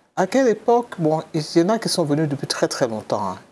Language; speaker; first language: French; native; French